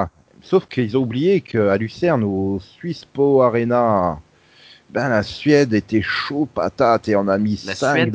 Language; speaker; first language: French; native; French